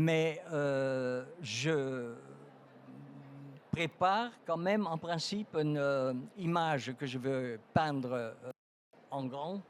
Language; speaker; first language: French; non-native, fluent; Dutch